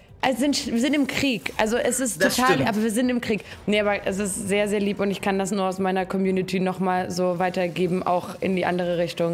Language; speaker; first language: German; native; German